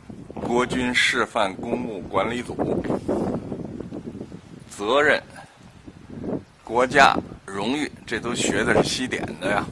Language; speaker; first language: Chinese; native; Chinese